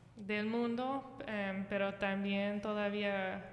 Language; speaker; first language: Spanish; early bilingual, heritage; Spanish